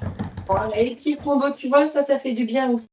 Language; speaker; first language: French; native; French